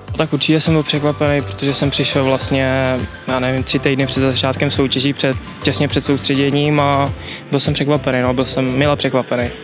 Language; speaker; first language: Czech; native; Czech